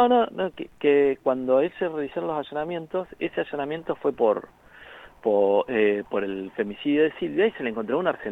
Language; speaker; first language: Spanish; native; Spanish